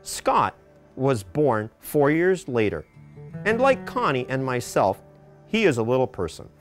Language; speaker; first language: English; native; English